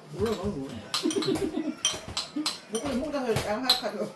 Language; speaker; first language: Korean; native; Korean